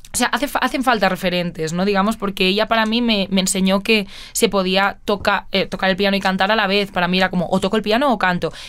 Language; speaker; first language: Spanish; native; Spanish